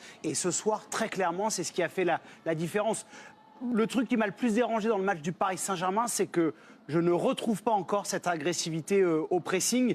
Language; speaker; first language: French; native; French